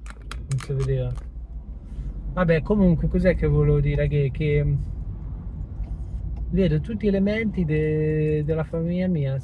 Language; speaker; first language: Italian; native; Italian